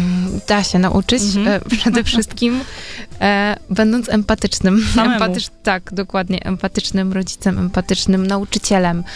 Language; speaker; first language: Polish; native; Polish